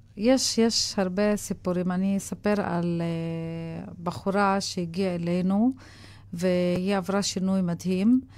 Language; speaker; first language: Hebrew; non-native, local second language; Arabic